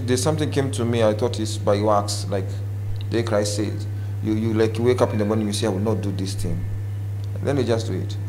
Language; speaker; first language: English; non-native, local second language; Swahili